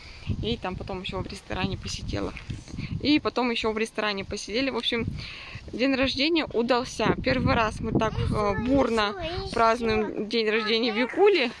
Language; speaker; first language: Russian; native; Russian